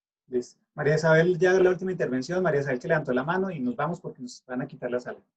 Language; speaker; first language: Spanish; native; Spanish